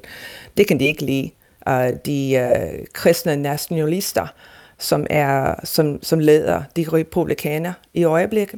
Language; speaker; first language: Danish; non-native, fluent; English